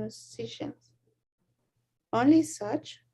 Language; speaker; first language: English; non-native, learner; Spanish